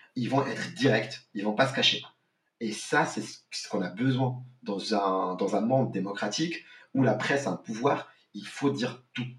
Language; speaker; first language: French; non-native, local second language; Arabic